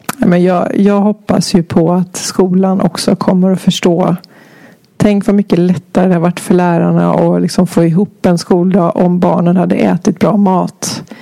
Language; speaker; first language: Swedish; native; Swedish